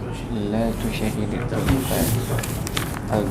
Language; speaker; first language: Arabic; non-native, learner; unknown